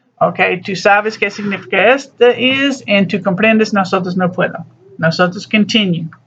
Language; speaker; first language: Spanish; non-native, learner; English